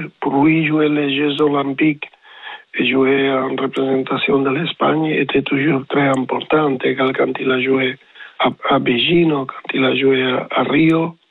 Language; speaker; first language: French; non-native, learner; Spanish